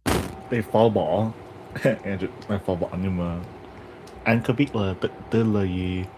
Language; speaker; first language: Vietnamese; non-native, learner; English